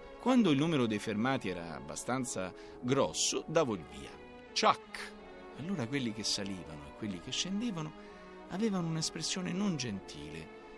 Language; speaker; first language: Italian; native; Italian